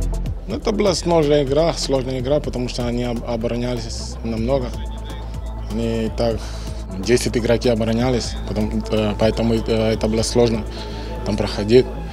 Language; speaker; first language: Russian; non-native, fluent; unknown